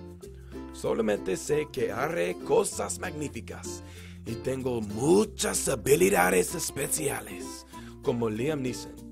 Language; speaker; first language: Spanish; non-native, learner; English